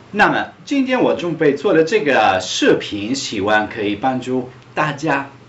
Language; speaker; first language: Chinese; non-native, fluent; Italian